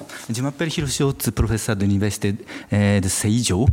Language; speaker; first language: French; non-native, fluent; Japanese